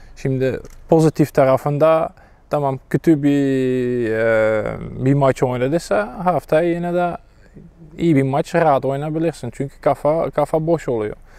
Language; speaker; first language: Turkish; non-native, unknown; Dutch